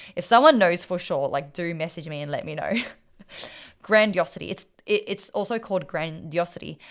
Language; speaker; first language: English; non-native, local second language; Vietnamese